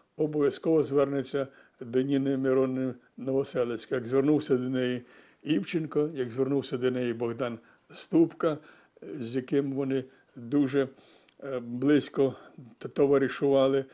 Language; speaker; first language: Ukrainian; native; Ukrainian